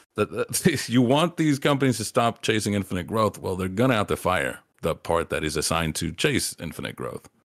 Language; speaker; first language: English; native; English